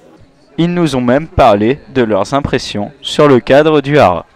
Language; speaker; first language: French; native; French